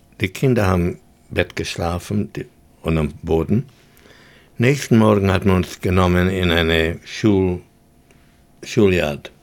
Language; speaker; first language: German; early bilingual, heritage; German